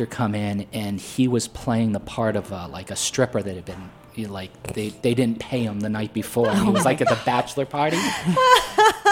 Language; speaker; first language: English; native; English